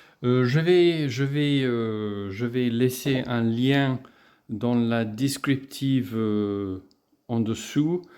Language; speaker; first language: French; non-native, fluent; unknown